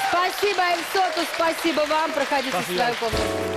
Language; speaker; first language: Russian; native; Russian